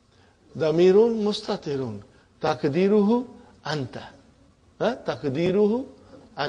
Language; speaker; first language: Arabic; non-native, fluent; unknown